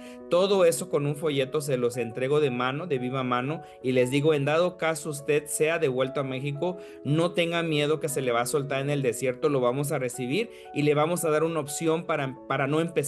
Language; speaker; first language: Spanish; native; Spanish